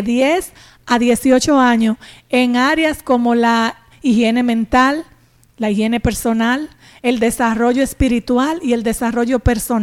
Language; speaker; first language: Spanish; native; Spanish